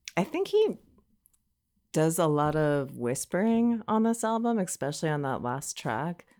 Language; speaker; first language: English; native; English